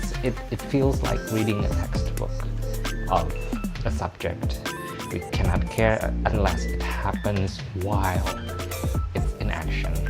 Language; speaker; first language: English; non-native, fluent; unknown